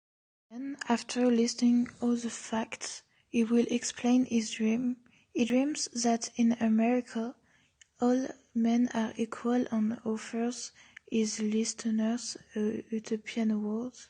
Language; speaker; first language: English; non-native, learner; French